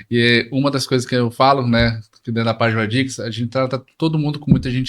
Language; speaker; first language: Portuguese; native; Portuguese